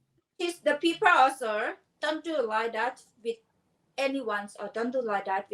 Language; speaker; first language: English; non-native, learner; Thai